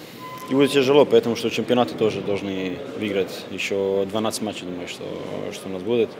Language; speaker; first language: Russian; non-native, learner; Serbian